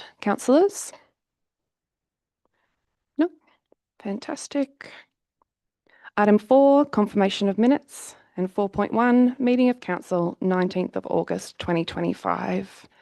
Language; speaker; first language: English; native; English